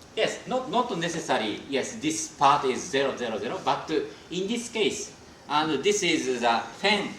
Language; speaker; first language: English; non-native, fluent; Japanese